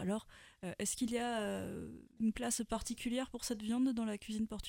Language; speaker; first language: French; native; French